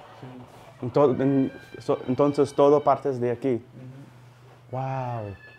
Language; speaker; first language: Spanish; non-native, learner; English